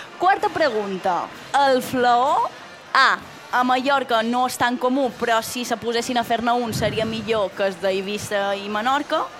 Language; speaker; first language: Catalan; native; Catalan